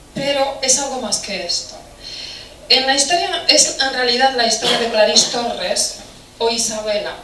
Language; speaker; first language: Spanish; non-native, fluent; Romanian